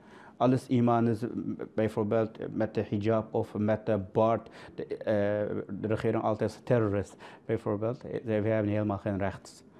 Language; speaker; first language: Dutch; non-native, learner; Uyghur